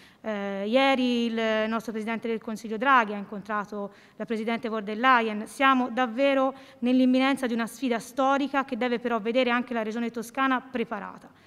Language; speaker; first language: Italian; native; Italian